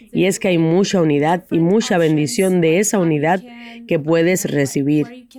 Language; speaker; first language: Spanish; non-native, fluent; Ukrainian